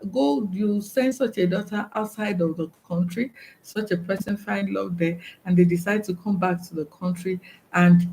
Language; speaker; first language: English; non-native, local second language; Yoruba